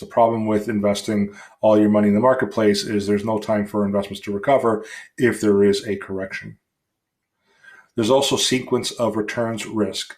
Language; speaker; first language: English; native; English